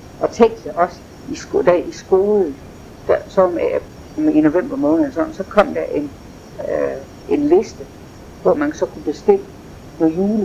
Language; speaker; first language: Danish; native; Danish